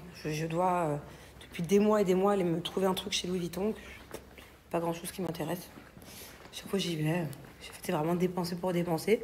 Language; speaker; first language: French; native; French